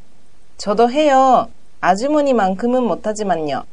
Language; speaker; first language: Korean; non-native, learner; Japanese